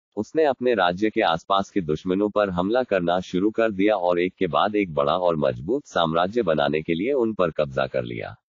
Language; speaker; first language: Hindi; non-native, local second language; Marathi